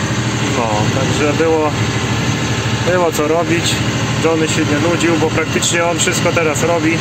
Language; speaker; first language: Polish; native; Polish